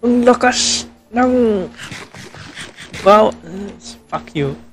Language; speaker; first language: English; non-native, local second language; Filipino